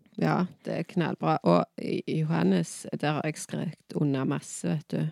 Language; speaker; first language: Norwegian; native; Norwegian